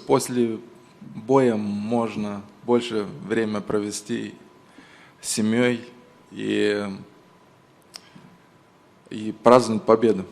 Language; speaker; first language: Russian; non-native, local second language; Romanian